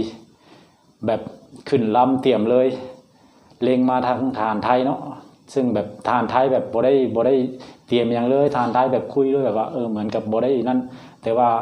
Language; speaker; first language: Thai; non-native, local second language; Lao